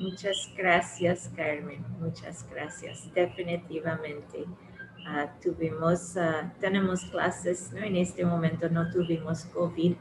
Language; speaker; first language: Spanish; non-native, fluent; English